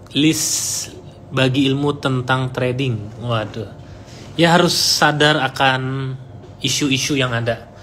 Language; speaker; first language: Indonesian; native; Indonesian